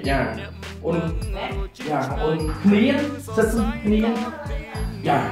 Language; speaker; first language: German; non-native, learner; Khmer